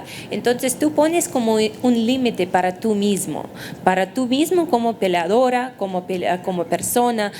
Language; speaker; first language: Spanish; non-native, fluent; Russian